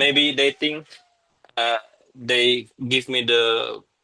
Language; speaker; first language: English; non-native, learner; Indonesian